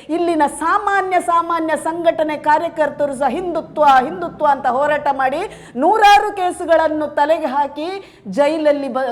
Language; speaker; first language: Kannada; native; Kannada